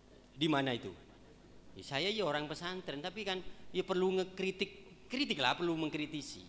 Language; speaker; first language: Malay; non-native, local second language; Javanese